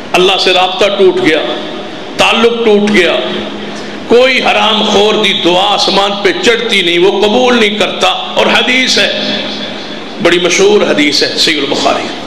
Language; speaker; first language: Urdu; non-native, local second language; Punjabi